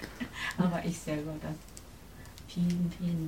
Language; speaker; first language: German; non-native, learner; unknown